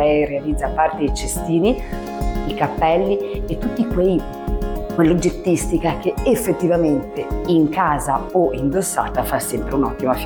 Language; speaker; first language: Italian; native; Italian